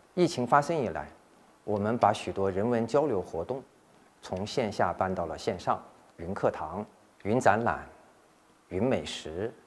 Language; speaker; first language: Chinese; native; Chinese